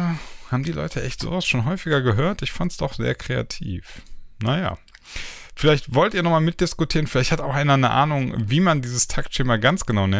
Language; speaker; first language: German; native; German